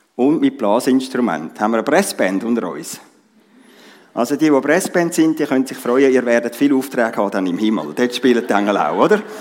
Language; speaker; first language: German; native; German